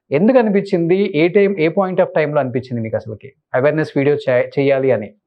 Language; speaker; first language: Telugu; native; Telugu